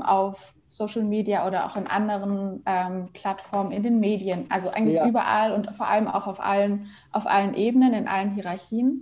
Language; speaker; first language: German; native; German